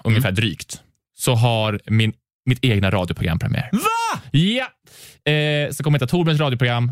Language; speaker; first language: Swedish; native; Swedish